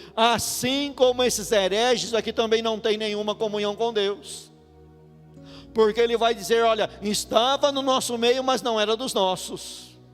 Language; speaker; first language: Portuguese; native; Portuguese